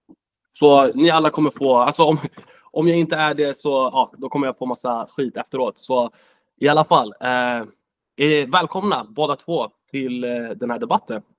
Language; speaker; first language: Swedish; native; Swedish